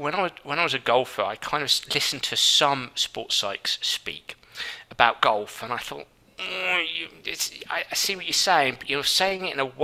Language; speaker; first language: English; native; English